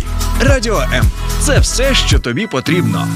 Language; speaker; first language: Ukrainian; native; Ukrainian